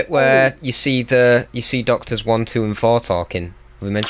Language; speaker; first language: English; native; English